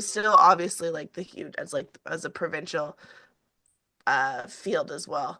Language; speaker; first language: English; native; English